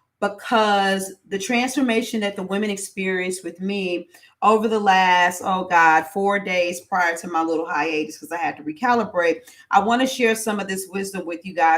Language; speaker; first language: English; native; English